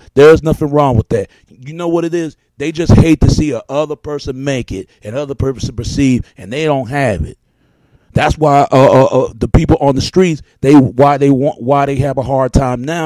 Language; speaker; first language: English; native; English